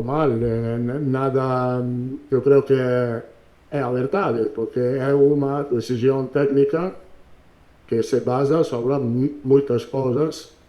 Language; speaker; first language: Portuguese; non-native, learner; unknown